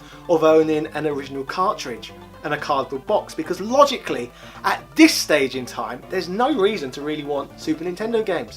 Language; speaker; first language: English; native; English